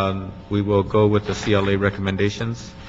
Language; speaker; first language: English; native; English